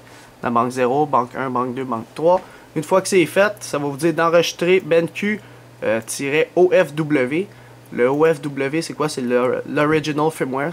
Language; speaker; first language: French; native; French